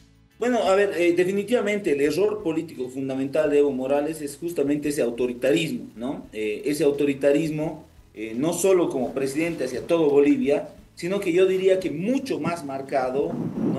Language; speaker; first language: Spanish; native; Spanish